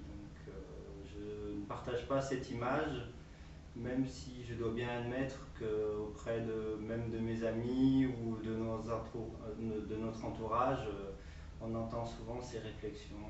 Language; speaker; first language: French; native; French